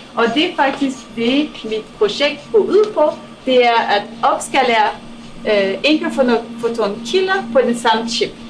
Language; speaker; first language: Danish; non-native, fluent; French